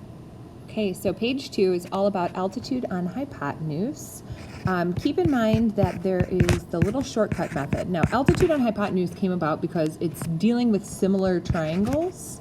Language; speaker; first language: English; native; English